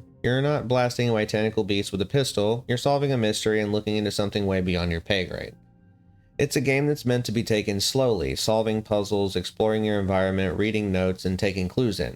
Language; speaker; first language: English; native; English